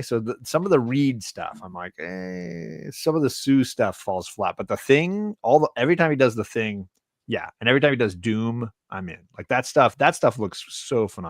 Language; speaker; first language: English; native; English